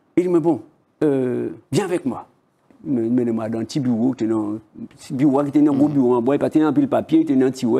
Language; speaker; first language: French; native; French